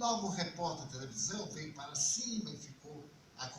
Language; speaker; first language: Portuguese; native; Portuguese